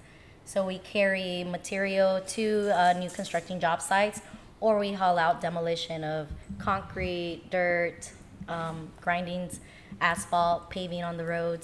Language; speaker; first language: English; native; English